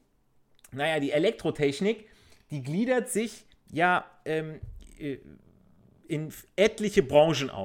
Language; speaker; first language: German; native; German